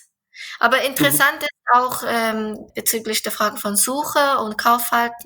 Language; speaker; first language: German; non-native, fluent; Korean